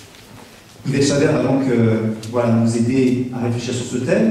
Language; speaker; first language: French; native; French